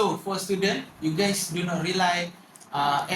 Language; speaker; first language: English; non-native, learner; Malay